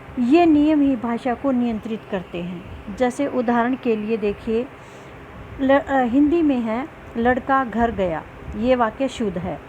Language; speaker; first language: Hindi; native; Hindi